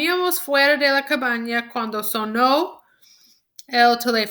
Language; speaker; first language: Spanish; non-native, fluent; English